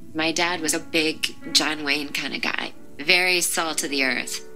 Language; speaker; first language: English; native; English